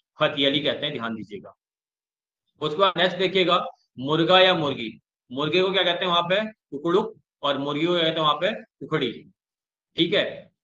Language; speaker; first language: Hindi; native; Hindi